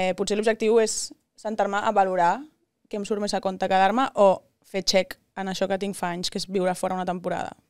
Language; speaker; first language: Catalan; non-native, local second language; Spanish